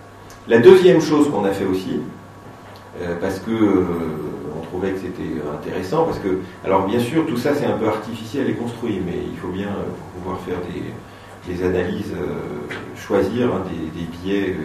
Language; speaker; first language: French; native; French